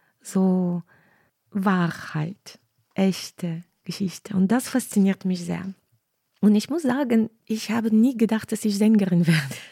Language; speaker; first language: German; non-native, fluent; Ukrainian